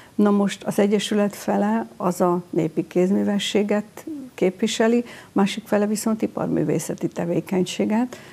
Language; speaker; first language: Hungarian; native; Hungarian